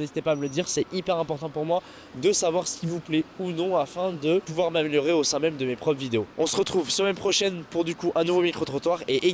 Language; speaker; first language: French; native; French